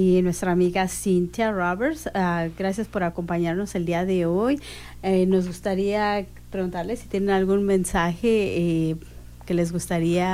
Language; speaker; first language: Spanish; native; Spanish